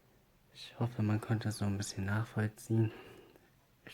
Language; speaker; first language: German; native; German